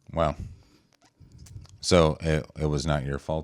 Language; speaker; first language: English; native; English